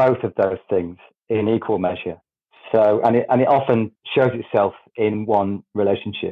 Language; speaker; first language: English; native; English